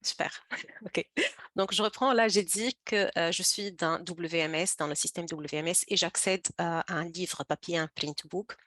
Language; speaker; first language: French; native; French